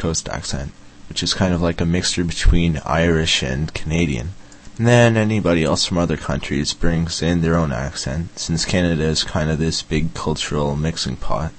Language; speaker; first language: English; native; English